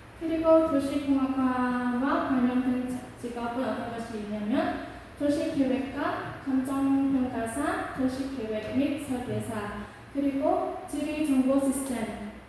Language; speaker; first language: Korean; non-native, local second language; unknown